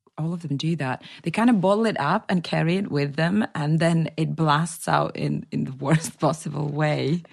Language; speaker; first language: English; non-native, fluent; Russian